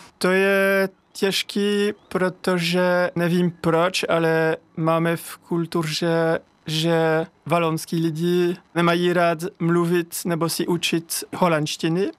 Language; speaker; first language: Czech; non-native, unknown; French